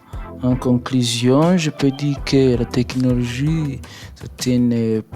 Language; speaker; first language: French; non-native, learner; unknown